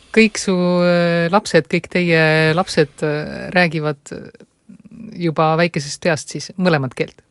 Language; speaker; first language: Estonian; native; Estonian